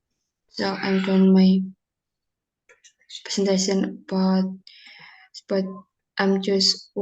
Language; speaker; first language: English; non-native, learner; Indonesian